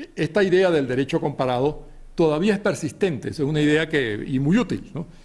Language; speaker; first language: Spanish; native; Spanish